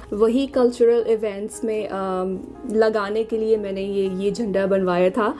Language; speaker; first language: Urdu; non-native, fluent; Arabic